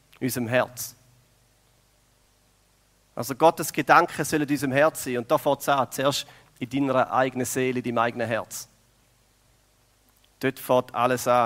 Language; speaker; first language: German; native; German